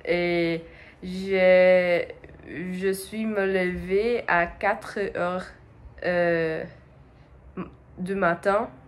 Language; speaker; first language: French; non-native, learner; Portuguese